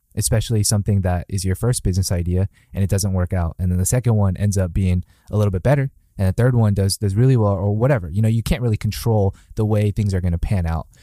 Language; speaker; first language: English; native; English